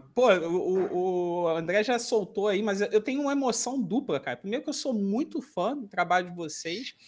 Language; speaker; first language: Portuguese; native; Portuguese